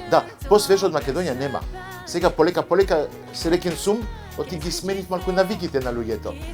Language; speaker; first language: Macedonian; non-native, fluent; French